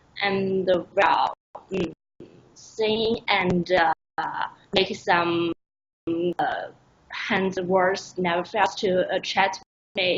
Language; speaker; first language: English; non-native, learner; Chinese